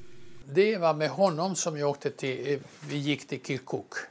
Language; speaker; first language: Swedish; non-native, fluent; Croatian